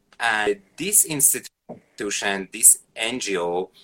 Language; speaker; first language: English; non-native, fluent; Persian